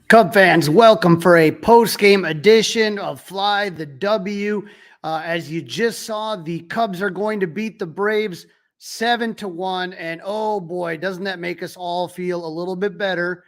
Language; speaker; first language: English; native; English